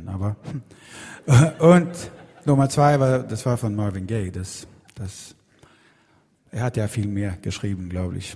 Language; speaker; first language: German; non-native, learner; Swedish